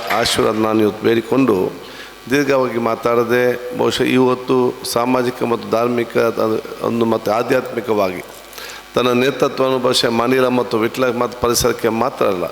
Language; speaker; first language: Kannada; non-native, local second language; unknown